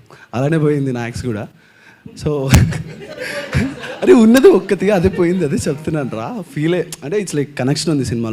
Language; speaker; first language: Telugu; native; Telugu